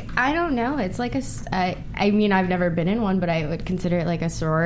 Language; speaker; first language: English; native; English